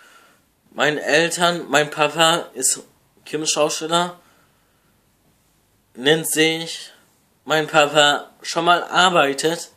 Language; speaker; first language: German; non-native, learner; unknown